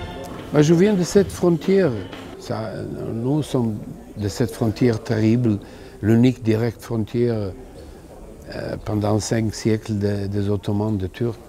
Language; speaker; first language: French; non-native, fluent; Serbian